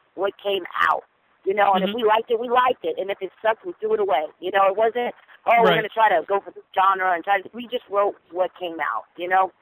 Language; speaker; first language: English; non-native, fluent; German